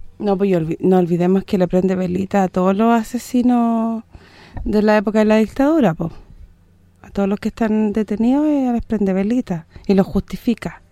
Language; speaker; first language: Spanish; native; Spanish